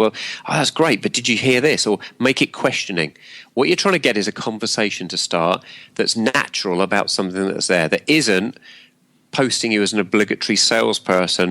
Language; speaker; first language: English; native; English